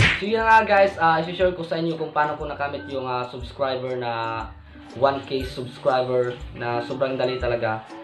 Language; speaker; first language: Filipino; non-native, local second language; Cebuano